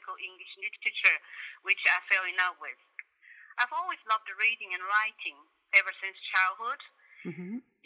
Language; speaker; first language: English; non-native, fluent; Chinese